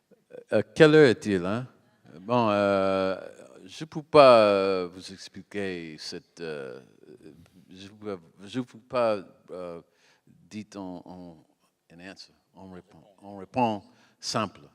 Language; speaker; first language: French; non-native, learner; English